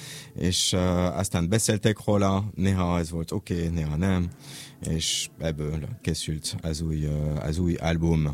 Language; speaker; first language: Hungarian; non-native, learner; French